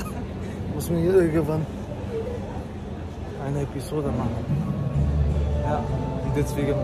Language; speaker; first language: German; non-native, learner; Arabic